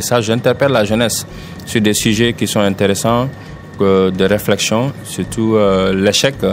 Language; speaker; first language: French; non-native, local second language; Wolof